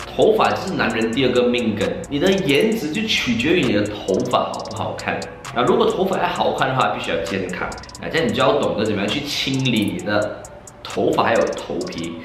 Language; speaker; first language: Chinese; native; Chinese